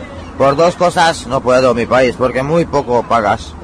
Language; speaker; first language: Spanish; non-native, learner; Hungarian